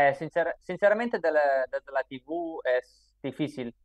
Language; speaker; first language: Spanish; non-native, fluent; Italian